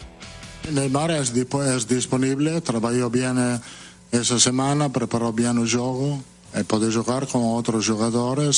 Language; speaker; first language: Portuguese; non-native, fluent; Italian